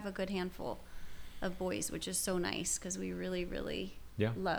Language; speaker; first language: English; native; English